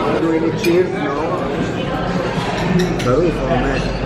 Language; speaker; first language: English; non-native, fluent; Portuguese